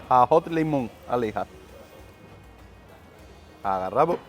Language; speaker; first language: Arabic; non-native, learner; Spanish